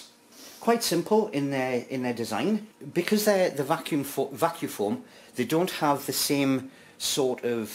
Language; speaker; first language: English; native; English